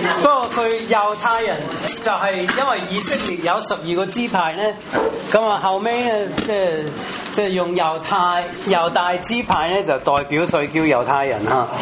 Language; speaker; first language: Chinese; non-native, local second language; Cantonese